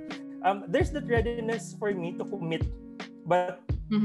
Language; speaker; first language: English; non-native, local second language; Hiligaynon